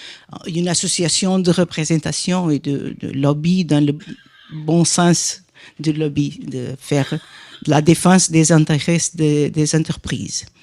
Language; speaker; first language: French; non-native, fluent; Portuguese